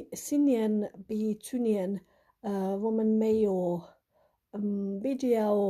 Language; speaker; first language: Chinese; non-native, learner; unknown